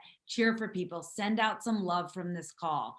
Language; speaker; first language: English; native; English